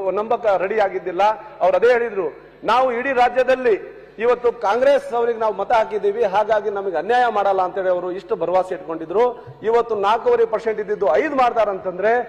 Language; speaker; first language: Kannada; non-native, local second language; Lambadi